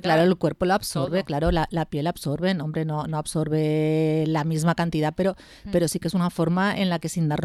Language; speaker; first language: Spanish; native; Spanish